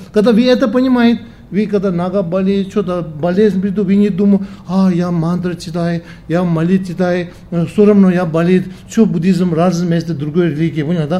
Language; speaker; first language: Russian; non-native, learner; Tibetan